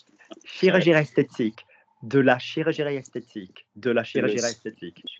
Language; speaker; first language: French; non-native, fluent; English